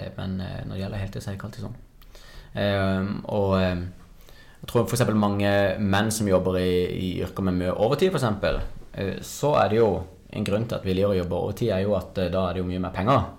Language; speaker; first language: Norwegian; native; Norwegian